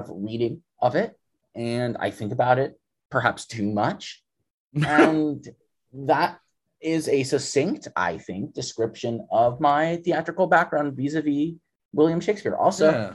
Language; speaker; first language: English; native; English